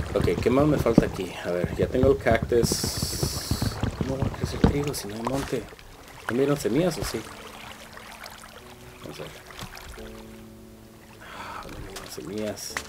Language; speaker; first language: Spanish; early bilingual, heritage; Spanish